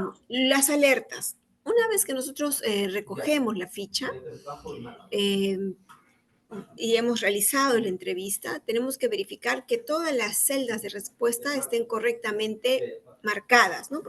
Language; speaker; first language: Spanish; native; Spanish